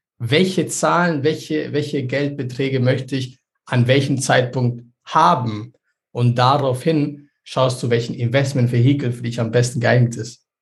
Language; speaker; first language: German; early bilingual, other home language; Spanish